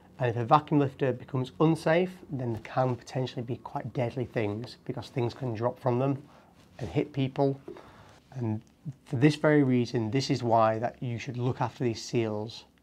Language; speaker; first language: English; native; English